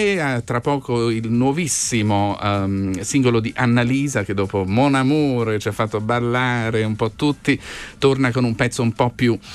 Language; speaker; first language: Italian; native; Italian